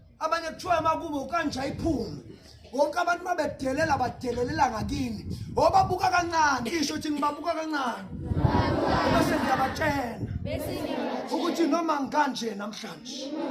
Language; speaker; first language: Zulu; native; Zulu